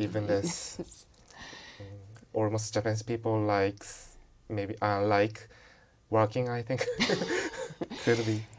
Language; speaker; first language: English; non-native, learner; Japanese